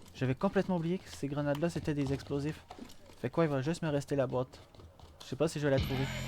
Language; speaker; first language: French; native; French